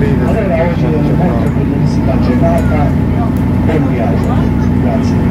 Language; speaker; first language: Italian; non-native, local second language; Croatian